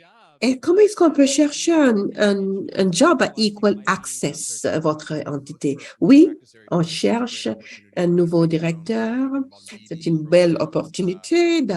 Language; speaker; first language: French; non-native, fluent; English